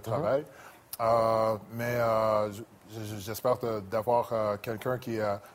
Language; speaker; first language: French; non-native, local second language; English